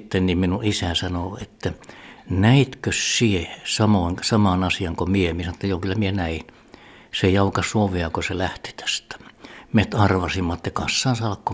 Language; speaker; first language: Finnish; early bilingual, heritage; Finnish